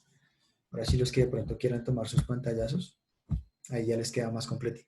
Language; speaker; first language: Spanish; native; Spanish